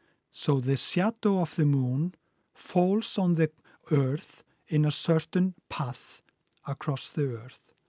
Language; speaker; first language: English; non-native, fluent; Icelandic